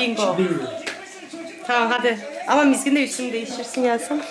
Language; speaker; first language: Turkish; native; Turkish